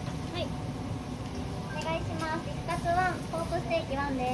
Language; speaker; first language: Japanese; native; Japanese